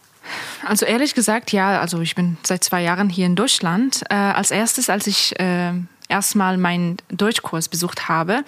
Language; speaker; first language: German; non-native, learner; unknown